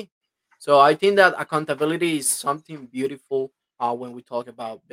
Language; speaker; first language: English; non-native, fluent; Spanish